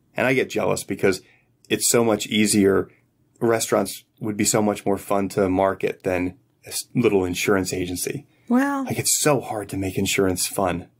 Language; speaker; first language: English; native; English